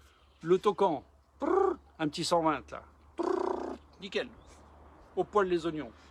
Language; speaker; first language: French; native; French